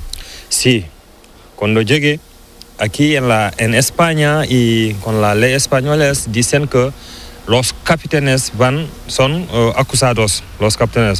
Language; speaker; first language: Spanish; non-native, learner; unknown